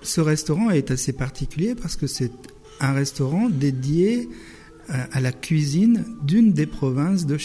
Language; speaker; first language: French; native; French